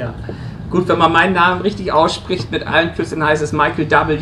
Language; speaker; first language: German; native; German